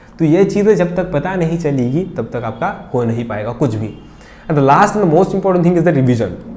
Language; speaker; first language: Hindi; non-native, local second language; Marathi